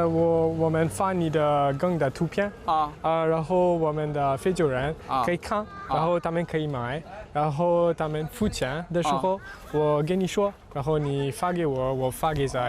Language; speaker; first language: Chinese; non-native, learner; Morisyen